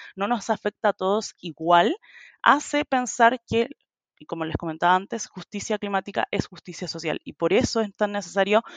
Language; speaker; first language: Spanish; native; Spanish